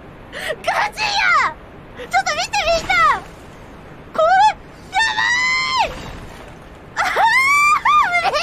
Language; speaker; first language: Japanese; native; Japanese